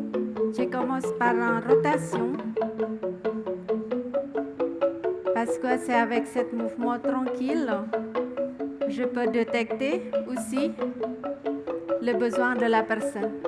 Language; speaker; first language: French; non-native, learner; Indonesian